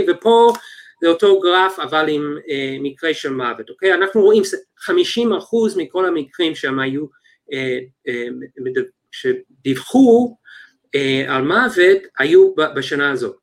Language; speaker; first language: Hebrew; non-native, fluent; English